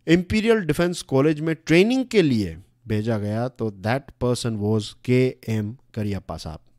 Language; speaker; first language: Hindi; non-native, local second language; Gujarati